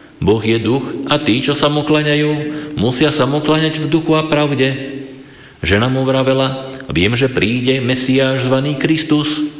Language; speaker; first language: Slovak; native; Slovak